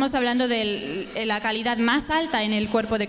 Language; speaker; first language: Spanish; native; Spanish